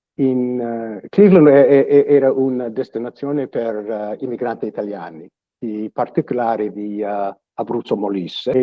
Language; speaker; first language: Italian; early bilingual, other home language; English